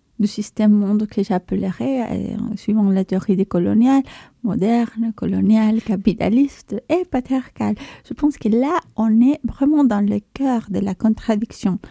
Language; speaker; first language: French; non-native, fluent; Spanish